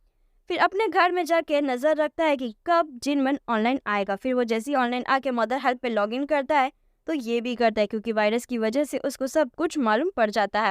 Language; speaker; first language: Hindi; native; Hindi